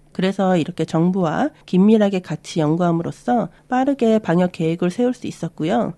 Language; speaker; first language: Korean; early bilingual, other home language; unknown